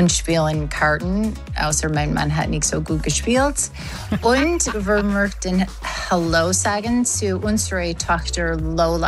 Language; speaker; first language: German; non-native, learner; English